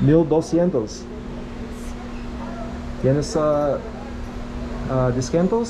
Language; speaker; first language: Spanish; non-native, learner; English